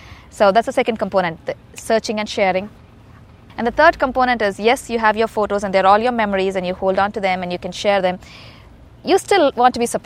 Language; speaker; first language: English; non-native, local second language; Telugu